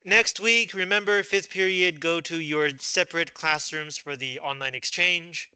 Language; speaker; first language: English; non-native, fluent; Chinese